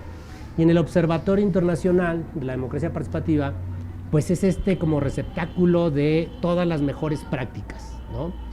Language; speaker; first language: Spanish; native; Spanish